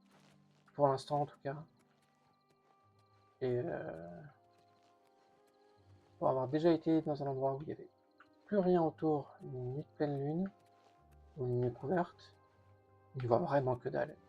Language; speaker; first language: French; native; French